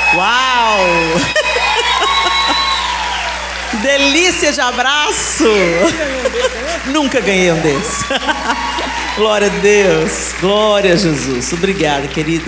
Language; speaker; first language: Portuguese; native; Portuguese